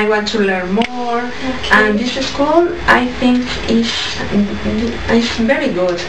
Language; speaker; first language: English; non-native, learner; Spanish